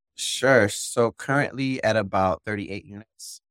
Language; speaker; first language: English; native; English